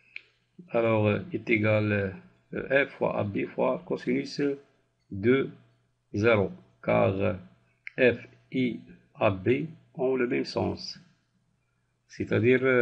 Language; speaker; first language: French; non-native, local second language; Arabic